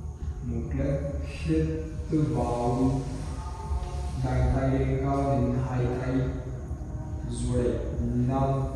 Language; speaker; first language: Vietnamese; non-native, learner; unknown